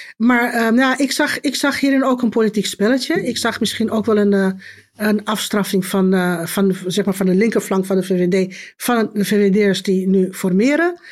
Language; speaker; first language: Dutch; non-native, fluent; Romanian